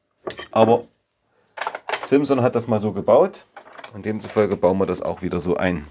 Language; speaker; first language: German; native; German